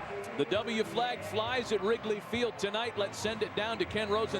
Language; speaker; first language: English; native; English